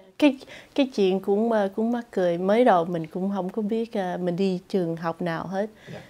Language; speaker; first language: Vietnamese; early bilingual, heritage; Vietnamese